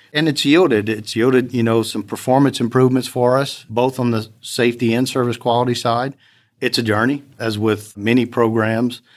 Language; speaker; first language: English; native; English